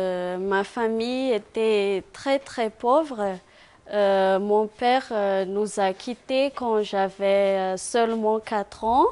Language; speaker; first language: French; non-native, local second language; Malagasy